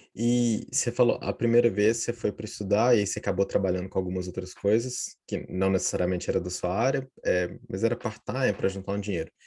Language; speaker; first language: Portuguese; native; Portuguese